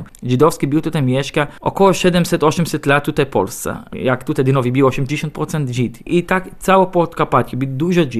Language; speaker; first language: Polish; non-native, learner; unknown